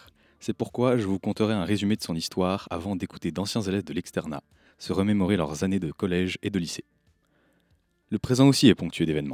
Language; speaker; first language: French; native; French